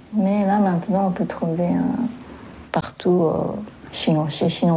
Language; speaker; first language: French; non-native, fluent; Japanese